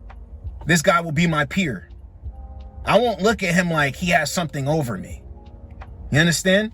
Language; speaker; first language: English; native; English